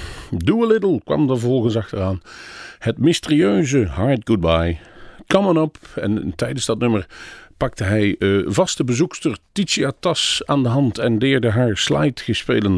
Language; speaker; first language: Dutch; native; Dutch